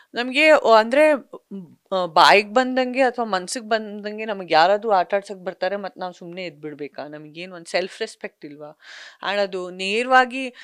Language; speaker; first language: Kannada; non-native, local second language; Sindhi